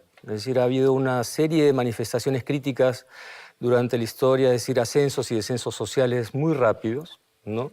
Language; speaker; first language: Spanish; native; Spanish